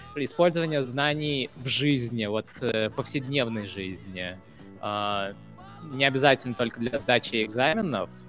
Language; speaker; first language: Russian; non-native, fluent; Hindi